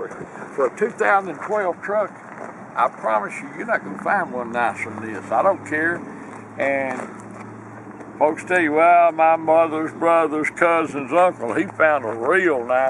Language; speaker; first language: English; native; English